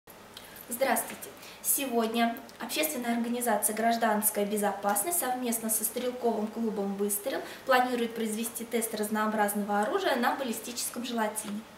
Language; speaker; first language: Russian; native; Russian